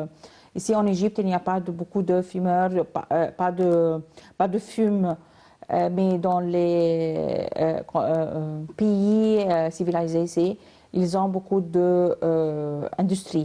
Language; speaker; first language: French; non-native, learner; Arabic